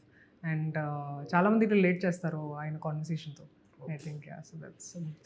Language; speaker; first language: Telugu; non-native, local second language; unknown